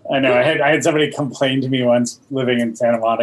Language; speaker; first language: English; native; English